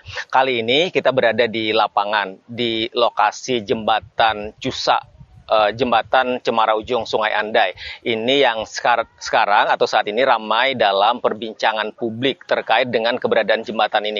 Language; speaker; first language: Indonesian; native; Indonesian